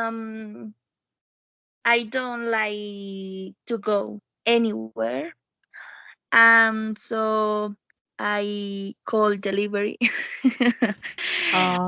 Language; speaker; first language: English; non-native, learner; Spanish